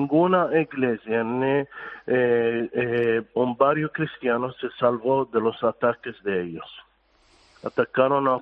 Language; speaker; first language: Spanish; non-native, fluent; Arabic